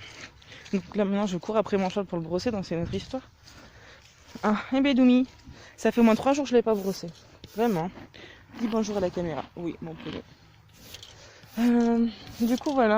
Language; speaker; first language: French; native; French